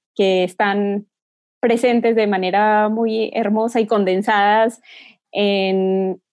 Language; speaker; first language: Spanish; native; Spanish